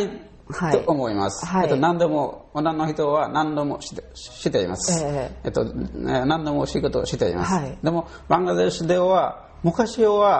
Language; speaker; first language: Japanese; non-native, learner; Bangla